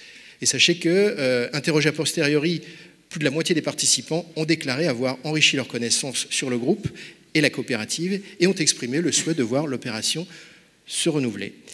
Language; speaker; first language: French; native; French